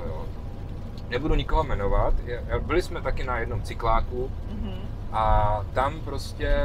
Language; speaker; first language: Czech; native; Czech